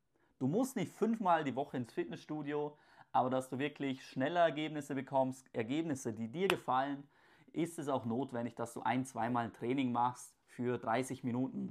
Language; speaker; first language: German; native; German